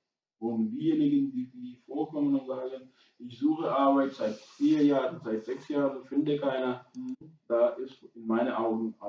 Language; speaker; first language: German; non-native, fluent; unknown